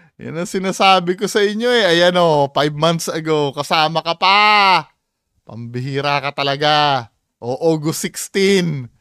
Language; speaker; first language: Filipino; native; Filipino